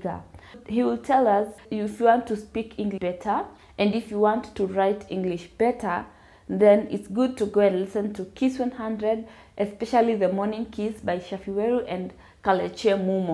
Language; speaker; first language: English; non-native, local second language; Luyia